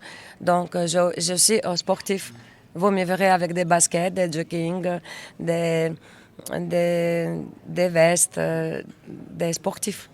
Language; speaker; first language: French; non-native, learner; Russian